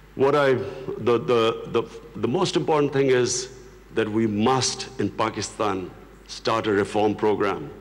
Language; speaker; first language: English; non-native, local second language; Urdu